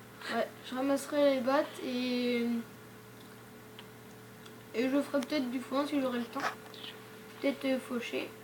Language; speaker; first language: French; native; French